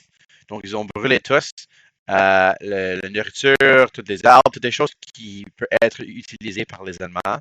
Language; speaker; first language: French; non-native, local second language; English